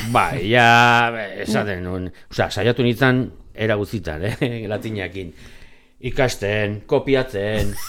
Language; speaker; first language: Basque; non-native, local second language; Spanish